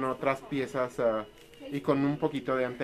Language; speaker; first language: Spanish; native; Spanish